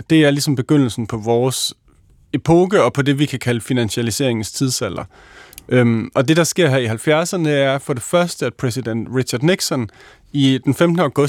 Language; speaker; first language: Danish; native; Danish